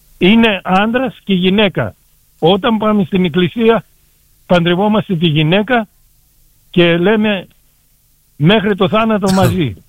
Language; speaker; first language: Greek; early bilingual, heritage; Greek